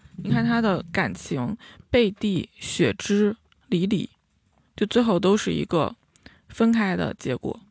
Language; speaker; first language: Chinese; native; Chinese